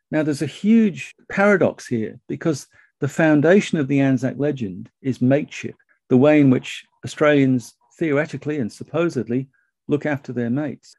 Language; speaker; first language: English; native; English